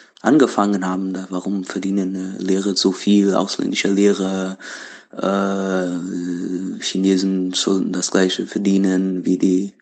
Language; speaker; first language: German; non-native, learner; Portuguese